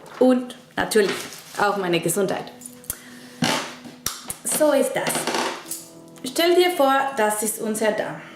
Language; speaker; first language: German; non-native, learner; Spanish